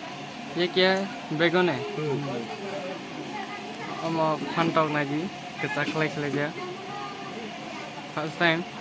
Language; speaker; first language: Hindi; non-native, local second language; Kok Borok